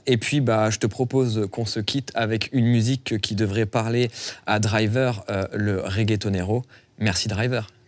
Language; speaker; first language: French; native; French